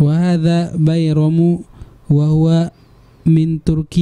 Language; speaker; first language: Arabic; non-native, learner; Indonesian